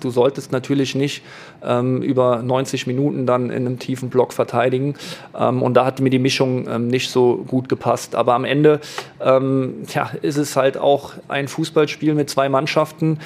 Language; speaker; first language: German; native; German